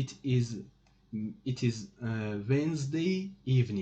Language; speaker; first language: English; non-native, fluent; Persian